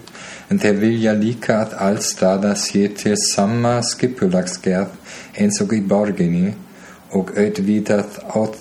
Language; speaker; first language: Icelandic; non-native, learner; German